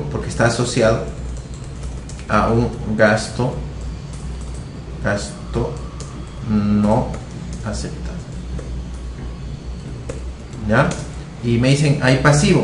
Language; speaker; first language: Spanish; native; Spanish